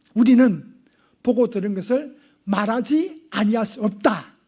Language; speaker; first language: Korean; native; Korean